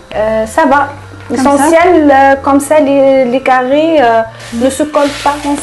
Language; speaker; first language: French; non-native, local second language; Arabic